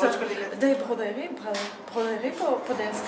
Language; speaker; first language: Danish; non-native, fluent; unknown